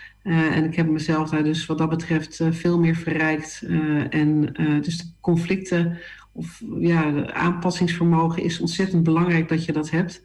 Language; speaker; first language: Dutch; native; Dutch